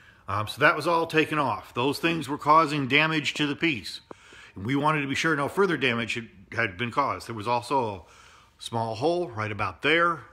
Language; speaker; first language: English; native; English